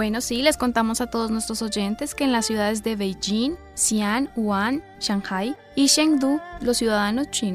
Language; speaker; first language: Spanish; native; Spanish